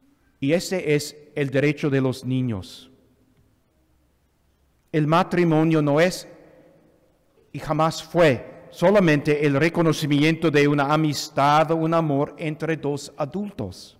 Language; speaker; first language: Spanish; non-native, fluent; English